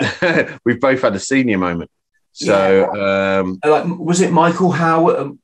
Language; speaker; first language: English; native; English